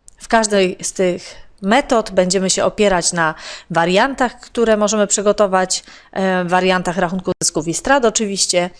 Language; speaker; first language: Polish; native; Polish